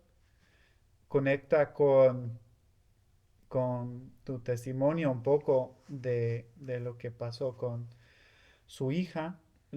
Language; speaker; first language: Spanish; non-native, fluent; English